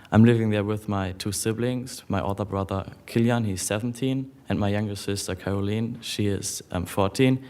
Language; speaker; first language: English; non-native, fluent; German